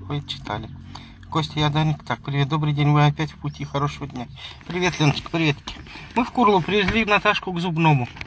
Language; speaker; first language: Russian; native; Russian